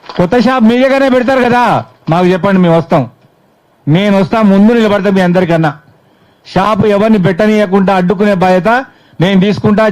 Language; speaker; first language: Telugu; native; Telugu